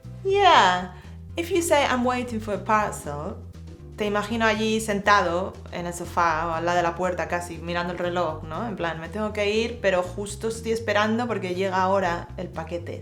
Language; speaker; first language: Spanish; native; Spanish